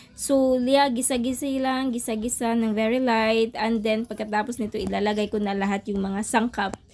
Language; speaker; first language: Filipino; non-native, local second language; Cebuano